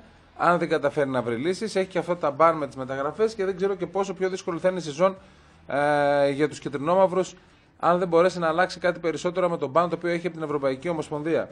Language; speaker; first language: Greek; native; Greek